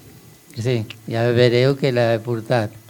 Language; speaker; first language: Catalan; non-native, local second language; Spanish